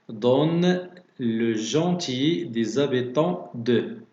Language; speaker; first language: French; non-native, local second language; Arabic